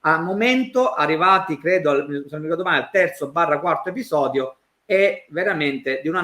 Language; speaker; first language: Italian; native; Italian